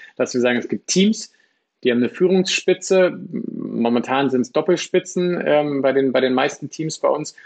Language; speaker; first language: German; native; German